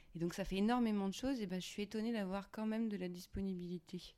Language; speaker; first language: French; native; French